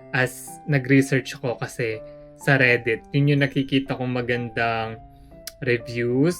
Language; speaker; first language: Filipino; non-native, local second language; Pampanga